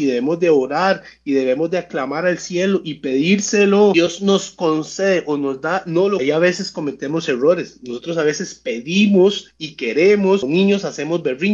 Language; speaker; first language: Spanish; native; Spanish